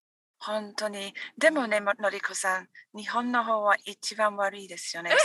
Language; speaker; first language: Japanese; non-native, learner; English